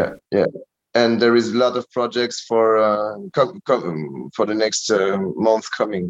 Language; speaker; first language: English; non-native, learner; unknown